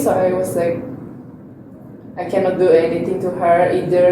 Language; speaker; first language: English; non-native, learner; Indonesian